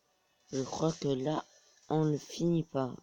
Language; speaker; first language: French; native; French